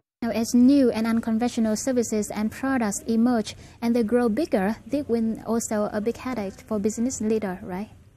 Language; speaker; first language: English; non-native, fluent; Vietnamese